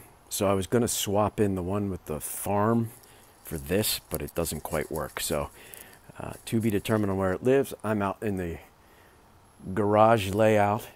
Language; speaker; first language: English; native; English